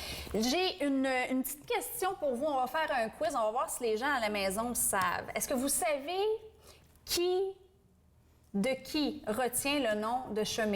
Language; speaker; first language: French; native; French